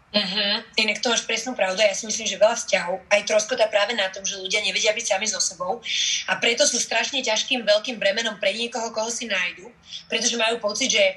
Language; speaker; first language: Slovak; native; Slovak